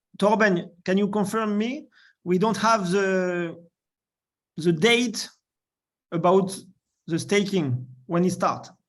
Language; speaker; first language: English; non-native, learner; French